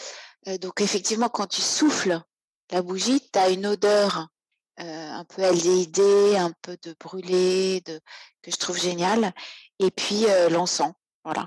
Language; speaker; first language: French; native; French